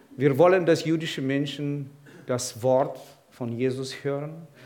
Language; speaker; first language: German; non-native, fluent; Ukrainian